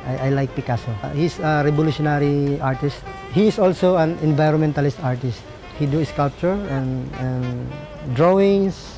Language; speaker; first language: English; non-native, local second language; Waray